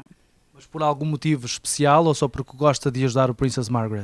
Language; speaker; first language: Portuguese; native; Portuguese